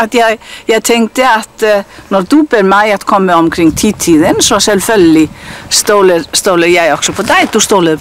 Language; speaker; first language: Danish; non-native, fluent; Icelandic